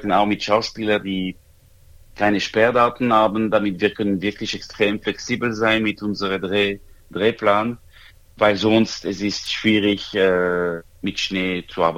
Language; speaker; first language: German; non-native, local second language; French